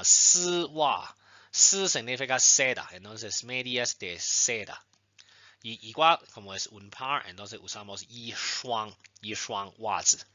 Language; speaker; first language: Spanish; non-native, fluent; Chinese